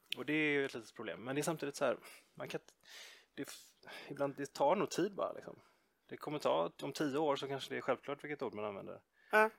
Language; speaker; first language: Swedish; native; Swedish